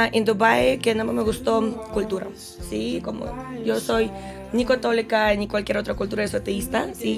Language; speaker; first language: Spanish; non-native, learner; Russian